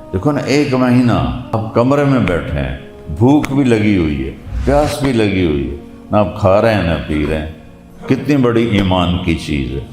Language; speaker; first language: Urdu; non-native, local second language; Punjabi